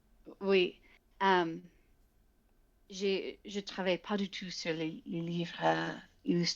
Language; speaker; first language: French; non-native, fluent; English